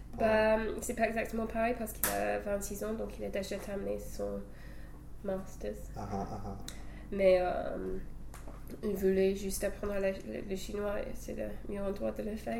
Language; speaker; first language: French; non-native, fluent; English